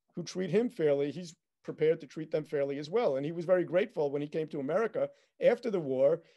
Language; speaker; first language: English; native; English